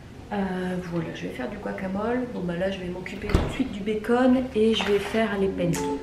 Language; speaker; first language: French; native; French